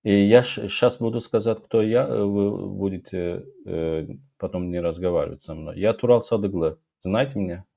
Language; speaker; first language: Russian; non-native, local second language; Azerbaijani